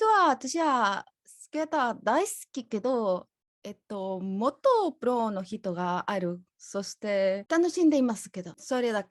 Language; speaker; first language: Japanese; non-native, learner; Spanish